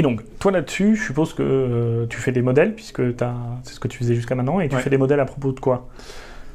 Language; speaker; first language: French; native; French